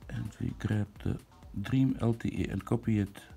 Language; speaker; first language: English; non-native, fluent; Dutch